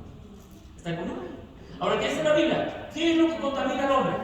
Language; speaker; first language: Spanish; native; Spanish